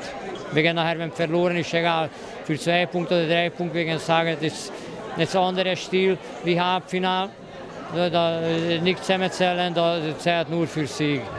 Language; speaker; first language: German; non-native, learner; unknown